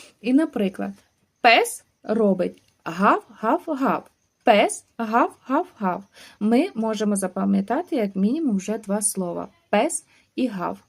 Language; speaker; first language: Ukrainian; native; Ukrainian